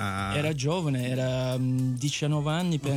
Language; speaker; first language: Italian; native; Italian